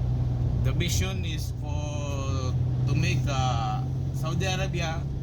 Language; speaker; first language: English; non-native, local second language; Filipino